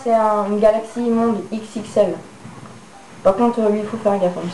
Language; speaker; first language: French; native; French